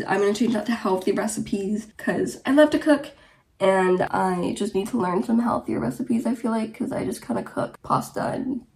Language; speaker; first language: English; early bilingual, other home language; Romanian